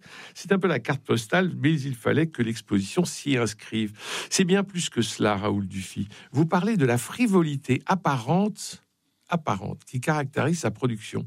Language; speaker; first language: French; native; French